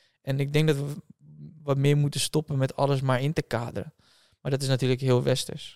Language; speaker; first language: Dutch; native; Dutch